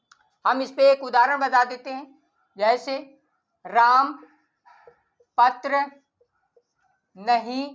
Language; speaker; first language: Hindi; native; Hindi